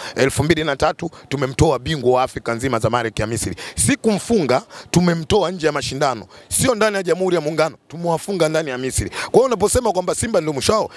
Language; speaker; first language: Swahili; native; Swahili